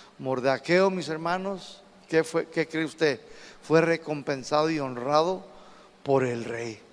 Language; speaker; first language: Spanish; early bilingual, heritage; Spanish